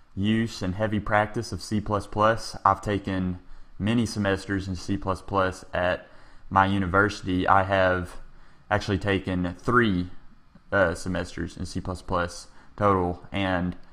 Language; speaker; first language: English; native; English